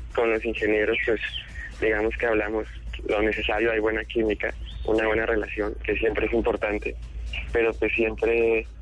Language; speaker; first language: Spanish; native; Spanish